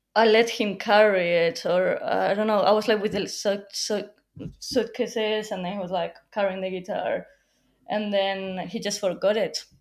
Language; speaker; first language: English; non-native, fluent; Spanish